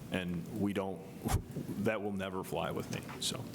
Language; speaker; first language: English; native; English